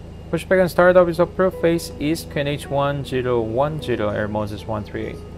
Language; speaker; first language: English; non-native, fluent; Korean